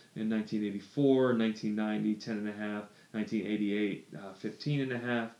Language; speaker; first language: English; native; English